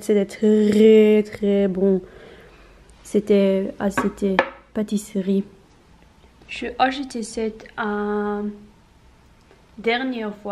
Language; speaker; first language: French; non-native, learner; Norwegian